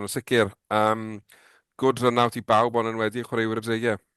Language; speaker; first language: Welsh; native; Welsh